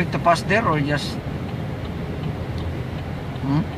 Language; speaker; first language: English; non-native, local second language; Filipino